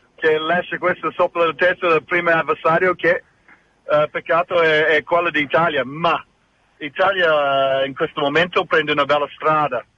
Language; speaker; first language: Italian; non-native, fluent; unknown